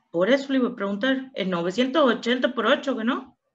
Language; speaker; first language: Spanish; native; Spanish